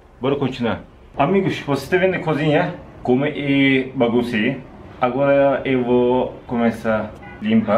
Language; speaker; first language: Portuguese; non-native, learner; Turkish